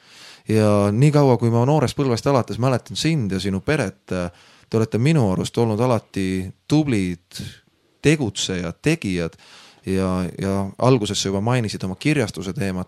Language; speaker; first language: Estonian; native; Estonian